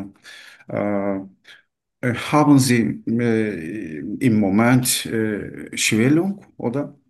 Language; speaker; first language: German; non-native, learner; Turkish